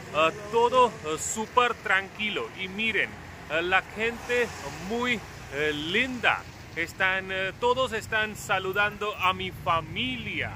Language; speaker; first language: Spanish; non-native, fluent; Hindi